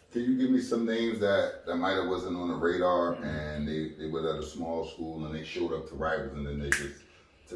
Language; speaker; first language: English; native; English